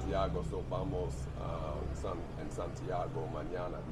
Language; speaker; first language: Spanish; non-native, learner; English